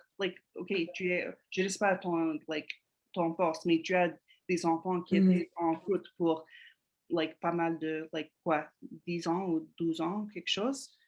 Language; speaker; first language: French; non-native, fluent; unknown